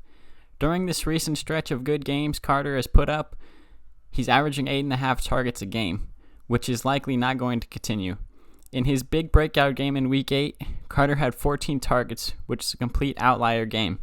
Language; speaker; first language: English; native; English